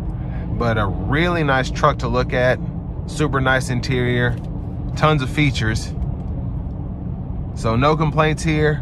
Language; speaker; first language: English; native; English